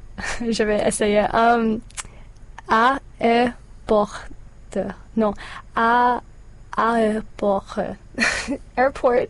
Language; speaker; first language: French; non-native, learner; English